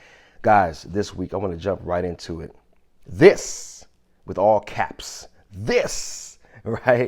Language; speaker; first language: English; native; English